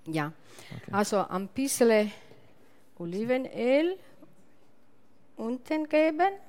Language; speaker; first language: German; non-native, learner; Italian